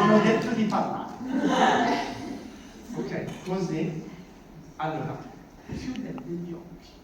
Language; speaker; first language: Italian; non-native, fluent; English